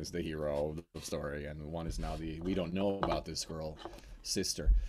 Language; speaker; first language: English; non-native, fluent; Norwegian